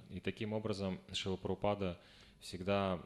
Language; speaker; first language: Russian; native; Russian